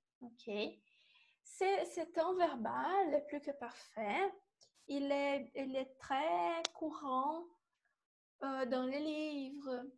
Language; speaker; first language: French; non-native, fluent; Portuguese